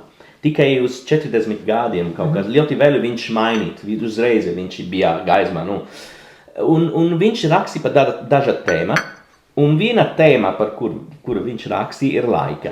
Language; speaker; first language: Latvian; non-native, learner; Italian